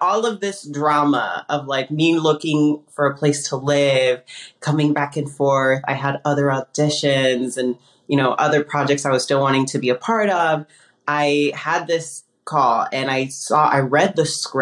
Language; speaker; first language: English; early bilingual, other home language; Spanish